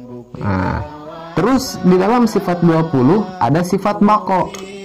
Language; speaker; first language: Indonesian; non-native, local second language; Sundanese